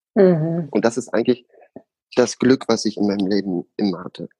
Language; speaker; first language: German; native; German